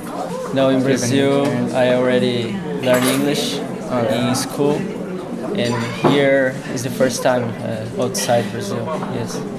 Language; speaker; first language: English; non-native, learner; Portuguese